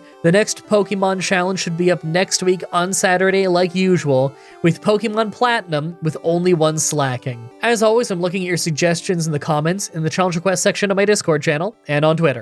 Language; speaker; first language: English; native; English